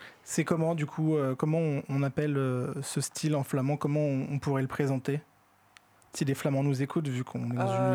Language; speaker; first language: French; native; French